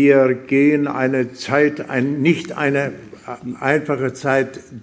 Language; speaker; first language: German; non-native, fluent; Russian